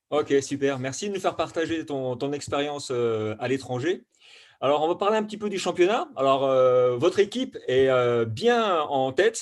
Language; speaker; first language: French; native; French